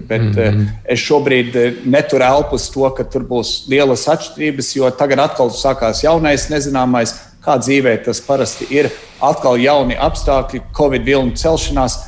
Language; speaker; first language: Latvian; early bilingual, heritage; Latvian